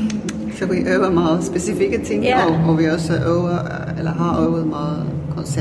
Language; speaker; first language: Danish; non-native, fluent; Finnish